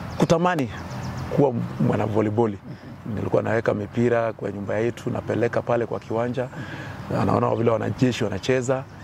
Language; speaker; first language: Swahili; non-native, local second language; Kalenjin